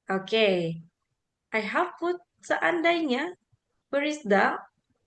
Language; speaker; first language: English; non-native, fluent; Indonesian